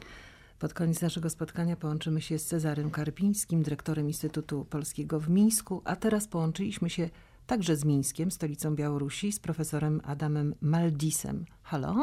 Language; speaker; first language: Polish; native; Polish